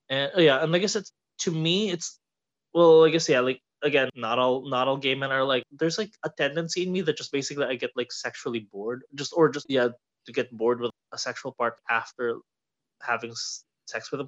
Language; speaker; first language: English; non-native, local second language; Filipino